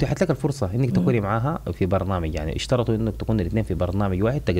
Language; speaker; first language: Arabic; native; Arabic